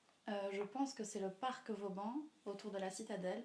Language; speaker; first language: French; native; French